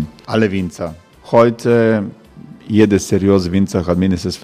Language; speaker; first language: German; non-native, fluent; Croatian